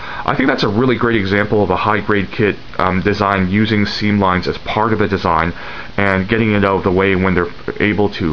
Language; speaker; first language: English; native; English